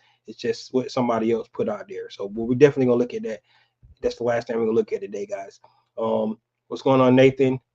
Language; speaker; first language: English; native; English